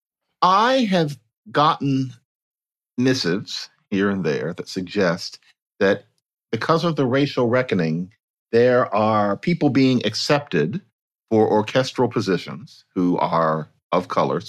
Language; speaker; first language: English; native; English